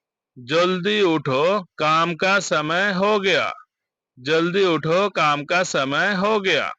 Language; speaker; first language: Hindi; non-native, fluent; Bangla